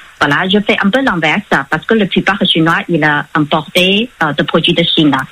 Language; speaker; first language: French; non-native, fluent; Chinese